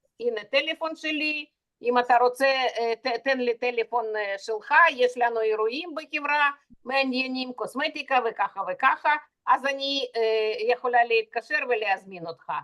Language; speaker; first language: Hebrew; non-native, fluent; Russian